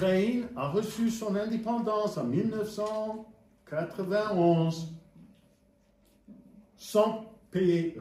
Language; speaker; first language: French; non-native, fluent; English